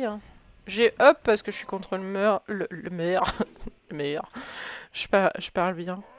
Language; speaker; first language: French; native; French